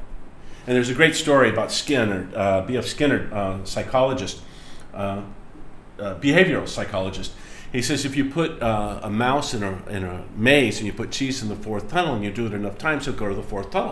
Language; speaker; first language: English; native; English